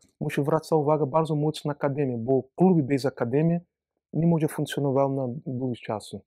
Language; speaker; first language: Polish; non-native, learner; Portuguese